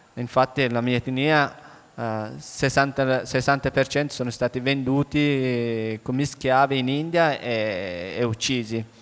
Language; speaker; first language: Italian; early bilingual, other home language; Persian